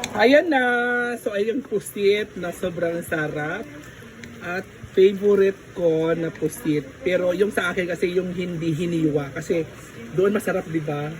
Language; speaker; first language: Filipino; non-native, local second language; Cebuano